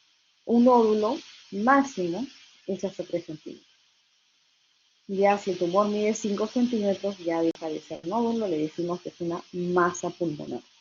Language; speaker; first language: Spanish; native; Spanish